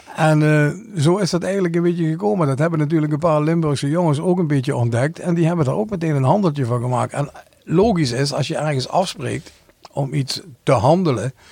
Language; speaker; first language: Dutch; native; Dutch